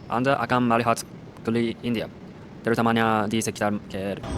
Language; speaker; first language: Indonesian; non-native, learner; Japanese